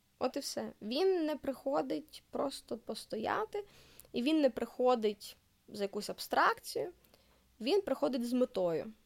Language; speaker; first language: Ukrainian; native; Ukrainian